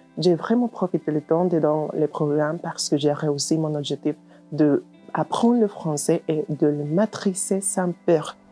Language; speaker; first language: French; non-native, fluent; Spanish